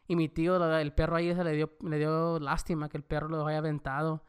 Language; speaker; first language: Spanish; early bilingual, heritage; Spanish